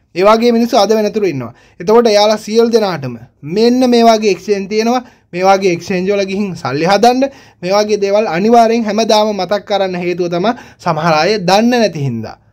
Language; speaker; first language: Sinhala; non-native, local second language; Tamil